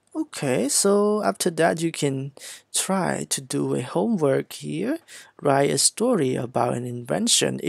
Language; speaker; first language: English; non-native, fluent; Khmer